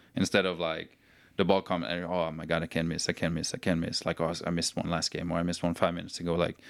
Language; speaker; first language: English; non-native, fluent; Norwegian